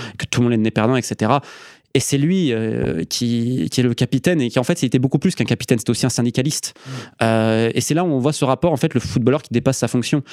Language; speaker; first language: French; native; French